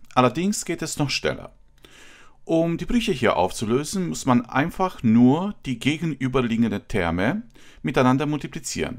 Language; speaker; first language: German; non-native, fluent; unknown